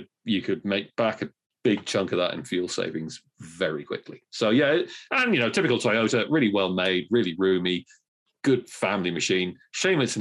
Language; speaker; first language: English; native; English